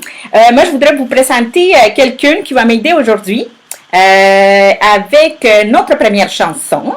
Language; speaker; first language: French; native; French